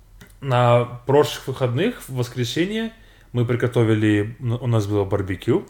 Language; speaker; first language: Russian; non-native, fluent; English